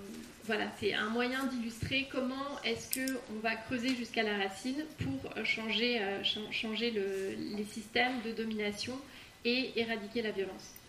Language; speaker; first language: French; native; French